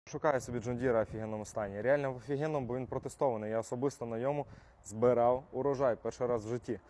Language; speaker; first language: Ukrainian; native; Ukrainian